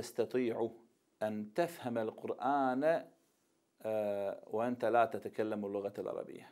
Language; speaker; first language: Arabic; non-native, fluent; Bosnian